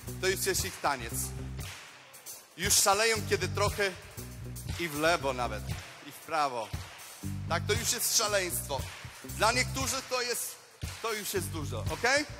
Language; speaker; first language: Polish; non-native, fluent; Spanish